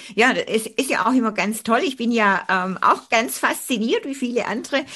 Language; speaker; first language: German; native; German